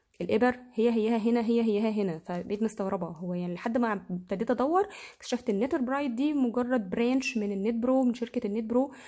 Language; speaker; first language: Arabic; native; Arabic